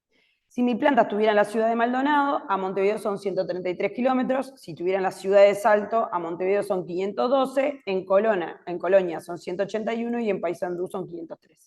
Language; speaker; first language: Spanish; native; Spanish